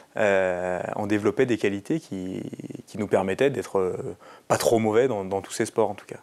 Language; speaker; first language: French; native; French